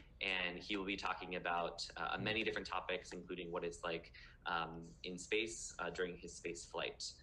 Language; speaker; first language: English; native; English